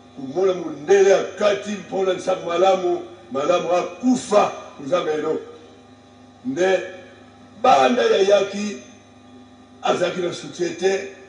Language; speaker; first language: Lingala; non-native, local second language; Kongo